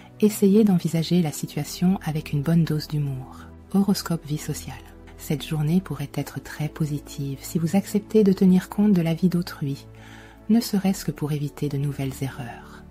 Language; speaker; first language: French; native; French